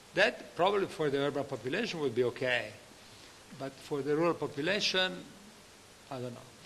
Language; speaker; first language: English; non-native, fluent; Italian